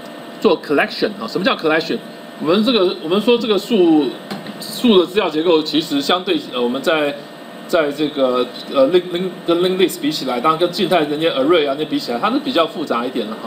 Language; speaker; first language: Chinese; native; Chinese